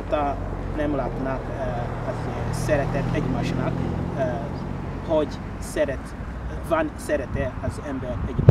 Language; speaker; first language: Hungarian; non-native, learner; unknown